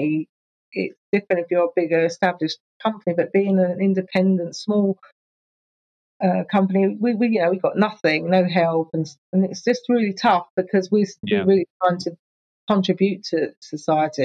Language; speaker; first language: English; native; English